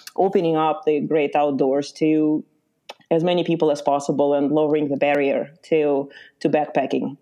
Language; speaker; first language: English; early bilingual, other home language; Lithuanian